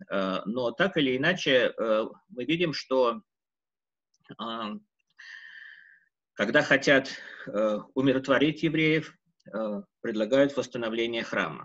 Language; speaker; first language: Russian; native; Russian